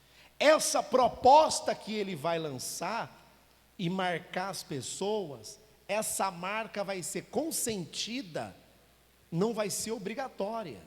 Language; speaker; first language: Portuguese; native; Portuguese